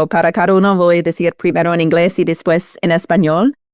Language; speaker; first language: Spanish; non-native, fluent; English